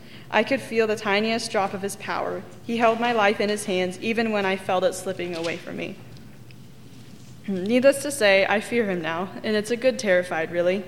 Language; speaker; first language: English; native; English